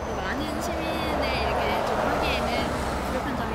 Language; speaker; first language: Korean; native; Korean